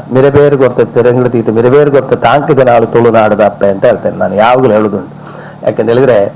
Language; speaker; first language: Kannada; non-native, local second language; Malayalam